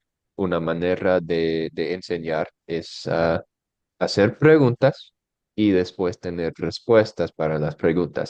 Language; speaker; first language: Spanish; non-native, fluent; English